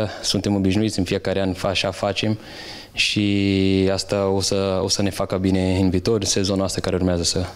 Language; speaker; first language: Romanian; non-native, fluent; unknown